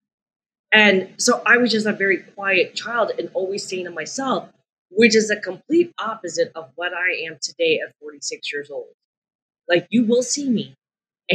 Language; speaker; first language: English; native; English